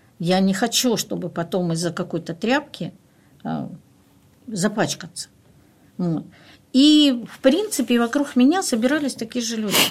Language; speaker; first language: Russian; native; Russian